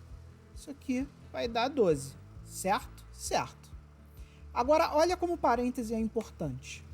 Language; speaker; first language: Portuguese; native; Portuguese